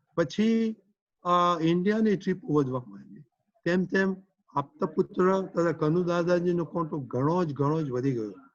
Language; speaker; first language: Gujarati; early bilingual, heritage; Gujarati